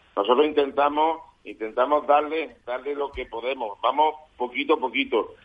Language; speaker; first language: Spanish; native; Spanish